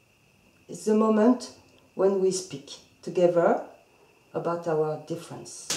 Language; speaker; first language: English; non-native, learner; French